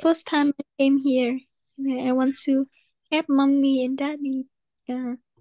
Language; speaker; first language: English; non-native, learner; Vietnamese